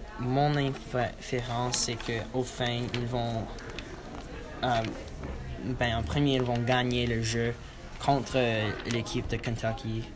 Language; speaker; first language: French; non-native, learner; English